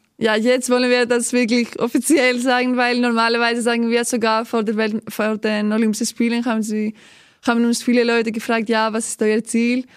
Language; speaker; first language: German; non-native, fluent; Greek